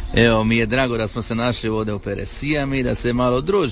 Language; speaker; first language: Serbian; native; Serbian